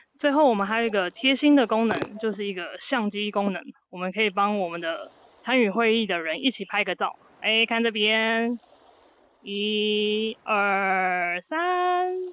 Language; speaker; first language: Chinese; native; Chinese